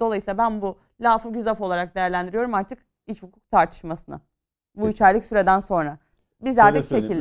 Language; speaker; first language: Turkish; native; Turkish